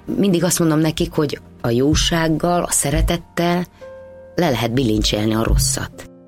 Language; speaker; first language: Hungarian; native; Hungarian